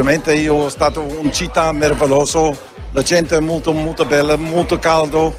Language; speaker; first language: Italian; non-native, learner; Dutch